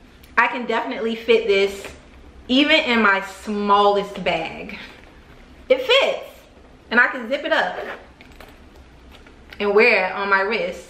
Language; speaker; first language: English; native; English